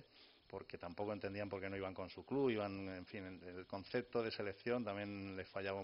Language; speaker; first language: Spanish; native; Spanish